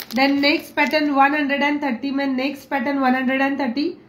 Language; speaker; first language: Hindi; non-native, local second language; Marathi